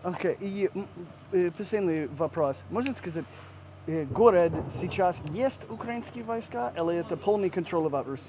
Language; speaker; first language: Russian; non-native, learner; English